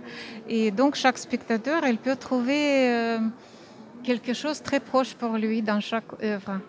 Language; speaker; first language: French; non-native, fluent; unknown